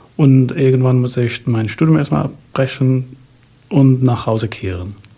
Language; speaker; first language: German; non-native, fluent; Arabic